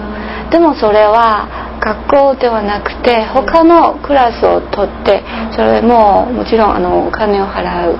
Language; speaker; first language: Japanese; non-native, learner; English